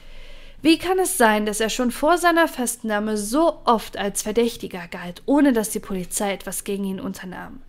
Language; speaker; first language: German; native; German